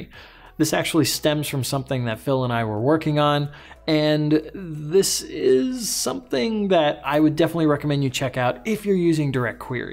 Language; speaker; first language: English; native; English